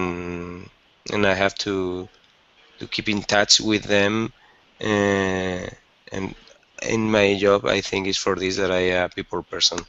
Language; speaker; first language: English; non-native, learner; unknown